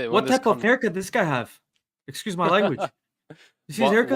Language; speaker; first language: English; native; English